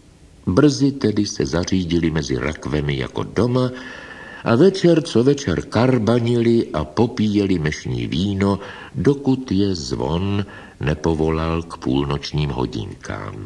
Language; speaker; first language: Czech; native; Czech